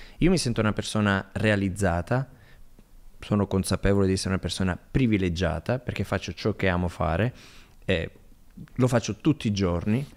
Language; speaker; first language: Italian; native; Italian